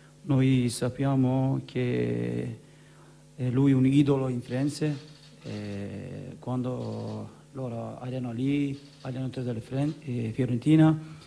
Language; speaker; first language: Italian; non-native, learner; Turkish